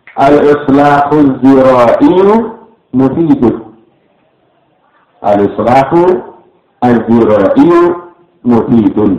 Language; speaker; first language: Arabic; non-native, fluent; Indonesian